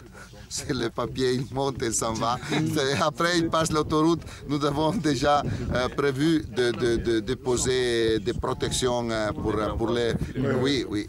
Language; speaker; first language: French; non-native, learner; Italian